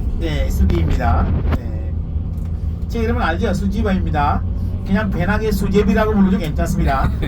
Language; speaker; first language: Korean; non-native, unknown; Sinhala